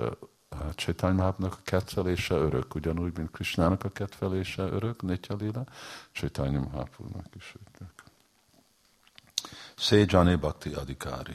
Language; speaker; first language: Hungarian; early bilingual, heritage; Hungarian